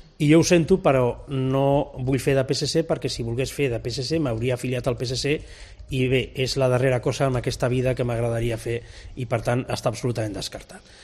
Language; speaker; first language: Catalan; non-native, local second language; Spanish